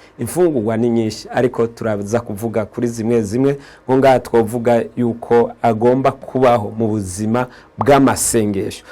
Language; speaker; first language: Rundi; native; Rundi